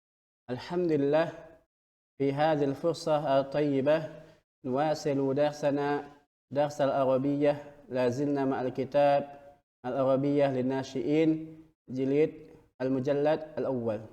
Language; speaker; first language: Arabic; non-native, fluent; Indonesian